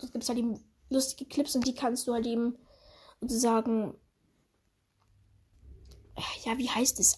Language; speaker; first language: German; early bilingual, other home language; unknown